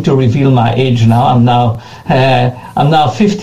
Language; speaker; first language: English; non-native, fluent; French